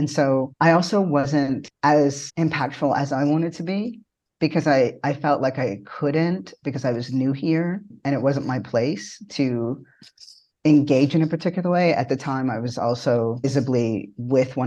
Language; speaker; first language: English; native; English